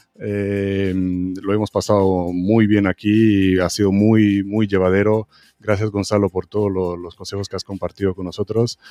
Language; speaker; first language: Spanish; non-native, fluent; Hebrew